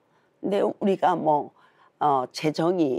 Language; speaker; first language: Korean; native; Korean